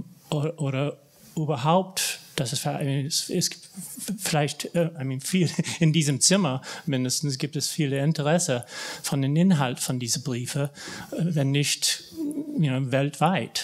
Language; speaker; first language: German; non-native, fluent; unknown